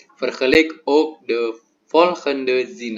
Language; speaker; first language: Dutch; non-native, learner; Indonesian